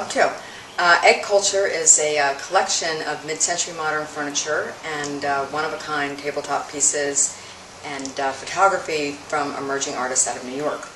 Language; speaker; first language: English; native; English